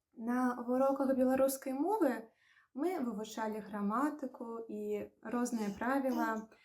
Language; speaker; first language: Belarusian; native; Belarusian